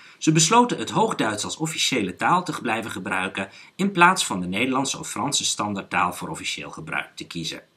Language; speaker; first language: Dutch; native; Dutch